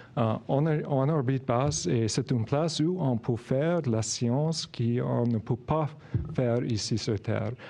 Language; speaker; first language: French; non-native, fluent; English